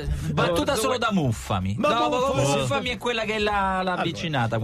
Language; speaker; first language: Italian; native; Italian